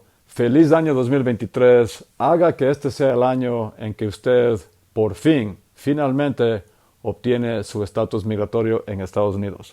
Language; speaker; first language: Spanish; native; Spanish